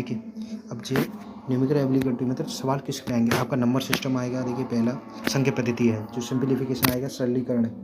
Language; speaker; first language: Hindi; native; Hindi